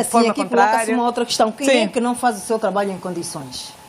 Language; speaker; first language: Portuguese; native; Portuguese